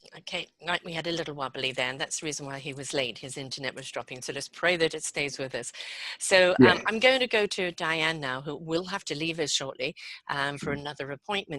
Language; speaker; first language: English; native; English